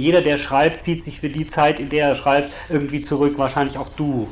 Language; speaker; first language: German; native; German